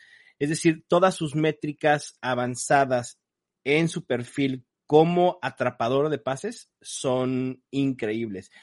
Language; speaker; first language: Spanish; native; Spanish